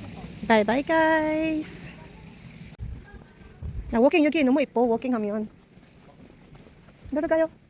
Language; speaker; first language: Korean; non-native, learner; Filipino